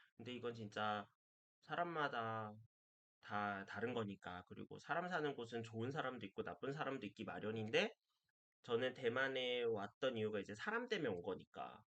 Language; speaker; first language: Korean; native; Korean